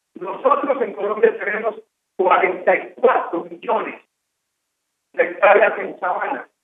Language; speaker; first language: Spanish; native; Spanish